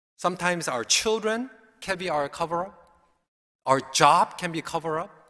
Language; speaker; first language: English; early bilingual, other home language; Korean